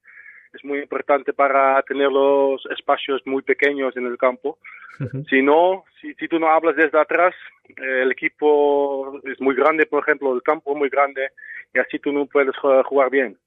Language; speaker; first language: Spanish; non-native, fluent; Dutch